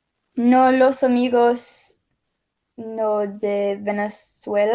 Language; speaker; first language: Spanish; non-native, learner; English